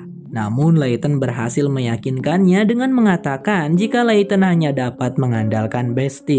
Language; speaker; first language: Indonesian; native; Indonesian